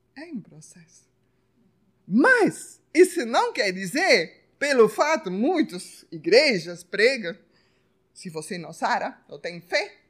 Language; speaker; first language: Portuguese; non-native, fluent; Spanish